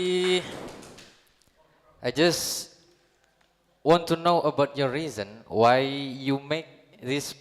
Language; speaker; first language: English; non-native, learner; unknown